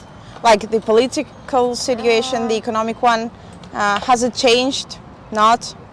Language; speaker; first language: English; non-native, fluent; Spanish